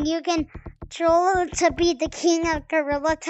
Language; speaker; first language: English; native; English